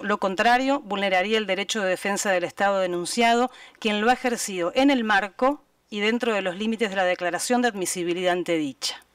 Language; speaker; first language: Spanish; native; Spanish